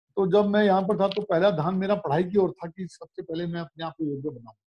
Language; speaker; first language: Hindi; native; Hindi